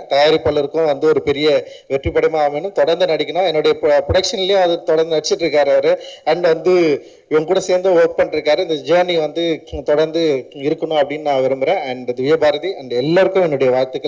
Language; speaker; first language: Tamil; native; Tamil